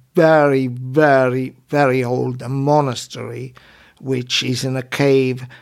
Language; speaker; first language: English; non-native, learner; Italian